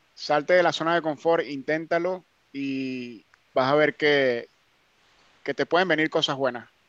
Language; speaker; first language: Spanish; native; Spanish